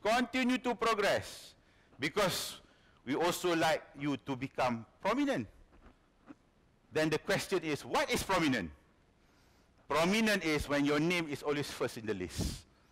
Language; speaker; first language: English; non-native, local second language; Malay